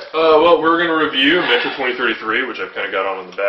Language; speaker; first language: English; native; English